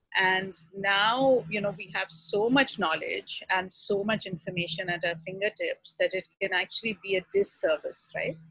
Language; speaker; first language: English; non-native, local second language; Urdu